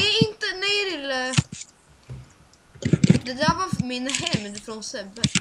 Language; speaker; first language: Swedish; native; Swedish